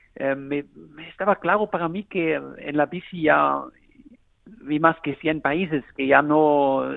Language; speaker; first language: Spanish; non-native, fluent; German